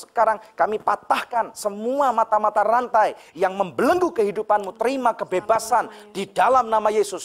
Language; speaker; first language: Indonesian; native; Indonesian